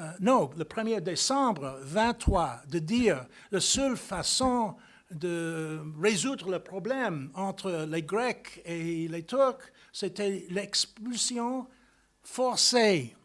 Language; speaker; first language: French; non-native, fluent; English